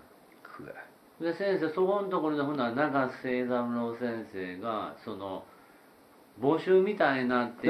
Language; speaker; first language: Japanese; native; Japanese